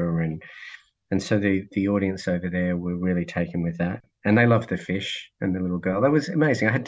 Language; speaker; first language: English; native; English